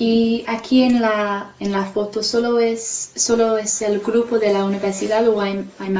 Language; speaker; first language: Spanish; non-native, fluent; English